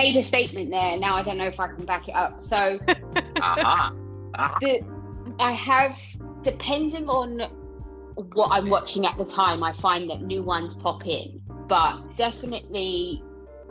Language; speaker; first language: English; native; English